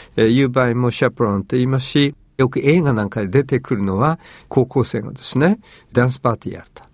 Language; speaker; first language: Japanese; native; Japanese